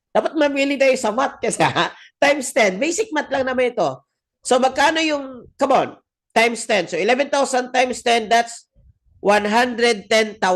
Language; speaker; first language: Filipino; non-native, local second language; Cebuano